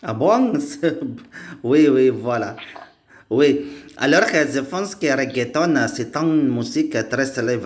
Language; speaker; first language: French; non-native, learner; Indonesian